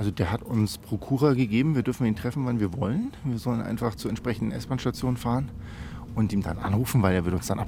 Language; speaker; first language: German; native; German